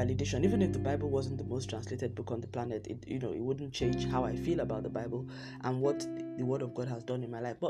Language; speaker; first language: English; non-native, local second language; Yoruba